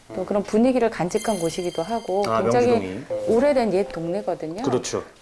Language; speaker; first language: Korean; native; Korean